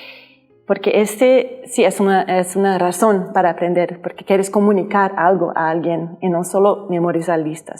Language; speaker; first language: Spanish; non-native, learner; Portuguese